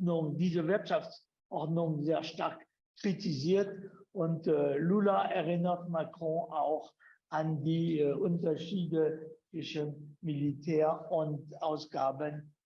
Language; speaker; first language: German; non-native, fluent; French